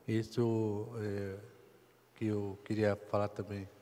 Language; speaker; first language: Portuguese; non-native, local second language; Kayapó